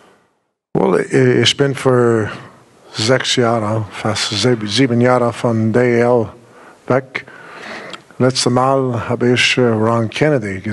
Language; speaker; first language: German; non-native, learner; English